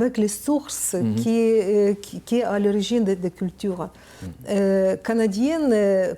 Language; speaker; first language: French; non-native, learner; Ukrainian